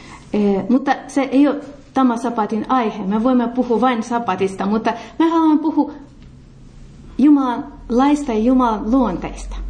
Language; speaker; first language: Finnish; non-native, learner; Russian